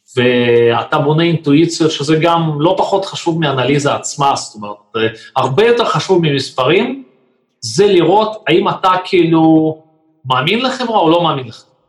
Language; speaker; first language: Hebrew; non-native, fluent; Russian